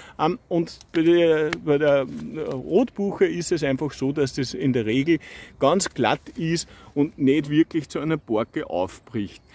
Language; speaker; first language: German; native; German